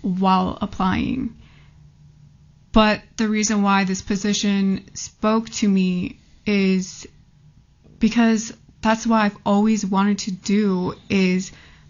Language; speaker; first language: English; native; English